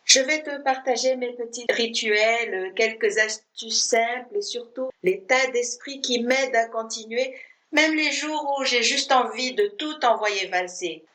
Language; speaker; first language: French; non-native, fluent; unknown